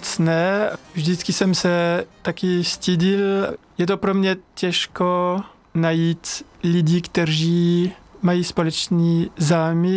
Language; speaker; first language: Czech; non-native, learner; French